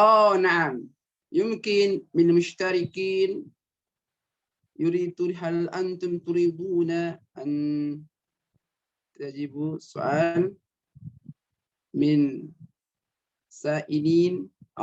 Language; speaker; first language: Arabic; non-native, fluent; Indonesian